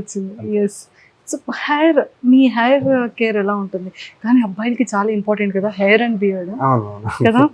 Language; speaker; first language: Telugu; native; Telugu